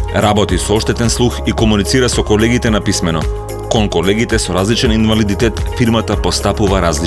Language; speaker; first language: Macedonian; native; Macedonian